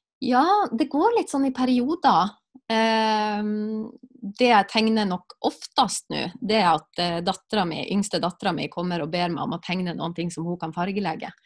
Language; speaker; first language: Norwegian; native; Norwegian